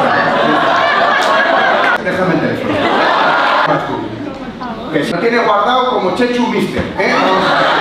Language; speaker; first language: Spanish; native; Spanish